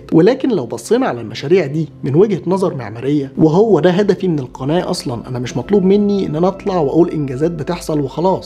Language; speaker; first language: Arabic; native; Arabic